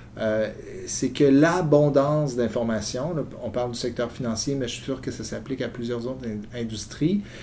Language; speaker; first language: French; native; French